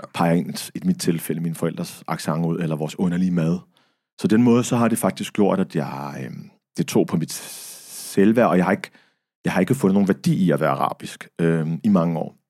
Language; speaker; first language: Danish; early bilingual, other home language; Arabic